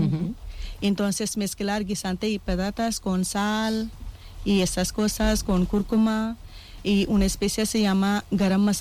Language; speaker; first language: Spanish; non-native, learner; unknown